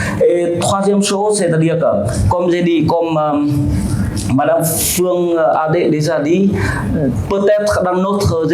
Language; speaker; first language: French; non-native, fluent; Vietnamese